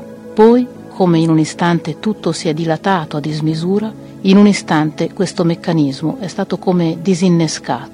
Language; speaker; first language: Italian; native; Italian